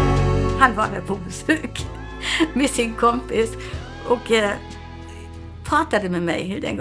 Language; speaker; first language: Swedish; non-native, fluent; German